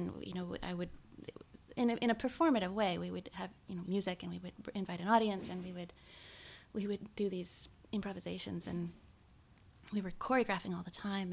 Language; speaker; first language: English; native; English